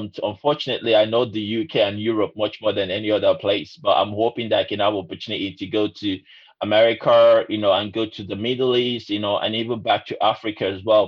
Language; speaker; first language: English; non-native, local second language; Igbo